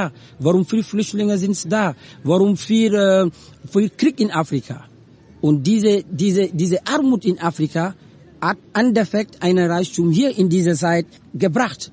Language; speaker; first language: German; non-native, learner; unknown